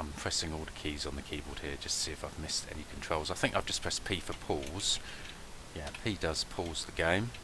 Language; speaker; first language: English; native; English